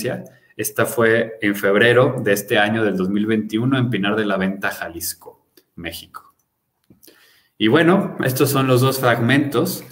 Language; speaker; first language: Spanish; native; Spanish